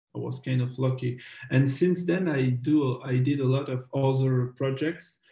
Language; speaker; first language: English; non-native, fluent; French